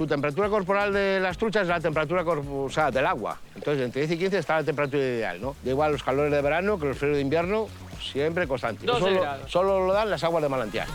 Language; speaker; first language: Spanish; native; Spanish